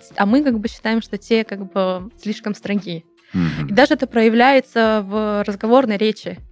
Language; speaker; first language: Russian; non-native, local second language; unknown